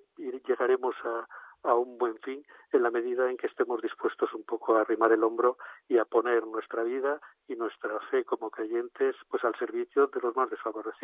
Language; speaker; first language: Spanish; native; Spanish